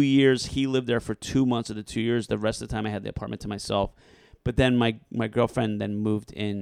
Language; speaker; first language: English; native; English